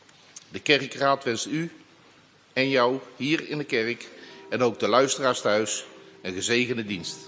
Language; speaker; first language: Dutch; native; Dutch